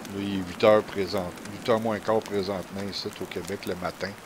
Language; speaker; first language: French; native; French